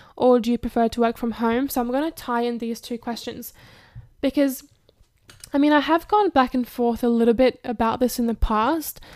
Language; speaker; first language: English; early bilingual, other home language; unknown